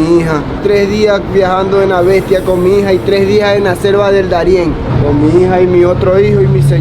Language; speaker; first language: Spanish; native; Spanish